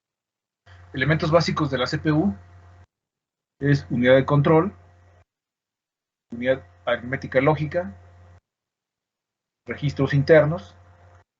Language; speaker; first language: Spanish; native; Spanish